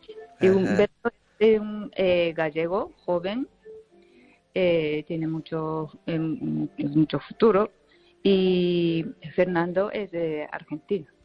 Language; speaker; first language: Spanish; non-native, learner; Japanese